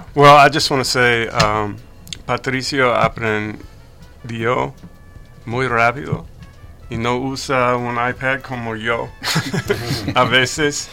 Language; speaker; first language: Spanish; non-native, learner; English